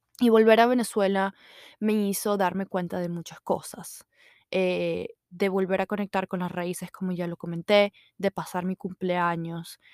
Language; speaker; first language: Spanish; native; Spanish